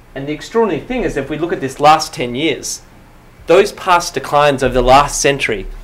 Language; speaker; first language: English; native; English